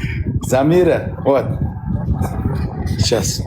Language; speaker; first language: Russian; non-native, learner; Uzbek